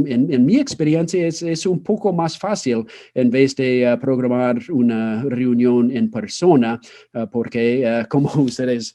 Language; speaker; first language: Spanish; non-native, fluent; English